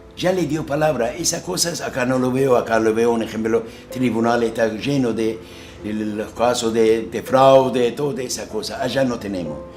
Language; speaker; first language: Spanish; non-native, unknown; Azerbaijani